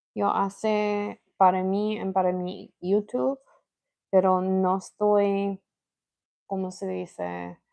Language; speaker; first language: Spanish; non-native, learner; English